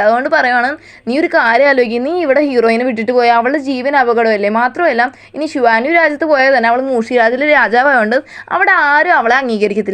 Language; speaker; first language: Malayalam; native; Malayalam